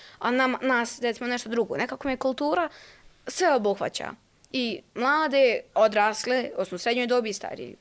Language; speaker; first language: Croatian; native; Croatian